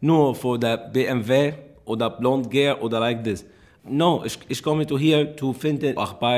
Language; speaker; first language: German; non-native, learner; Arabic